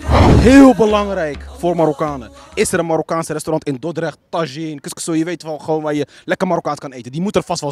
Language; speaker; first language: Dutch; early bilingual, other home language; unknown